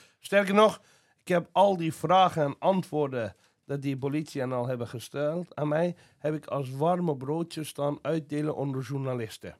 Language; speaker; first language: Dutch; non-native, fluent; Azerbaijani